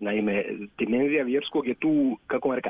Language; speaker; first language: Croatian; native; Croatian